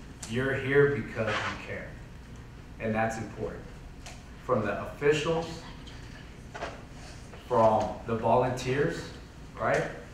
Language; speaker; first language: English; early bilingual, other home language; Spanish